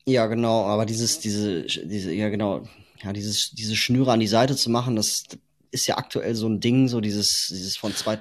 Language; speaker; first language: German; native; German